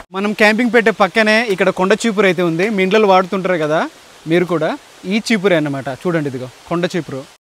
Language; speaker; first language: Telugu; non-native, local second language; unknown